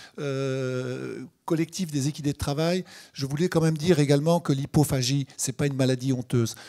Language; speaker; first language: French; native; French